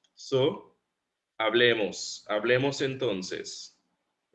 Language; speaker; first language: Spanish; non-native, fluent; English